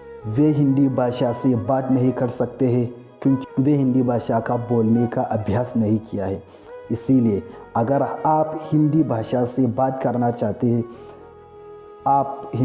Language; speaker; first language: Hindi; non-native, fluent; Hausa